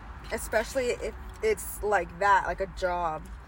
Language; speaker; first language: English; early bilingual, other home language; Spanish